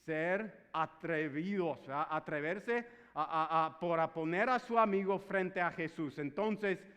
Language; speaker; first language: Spanish; non-native, fluent; English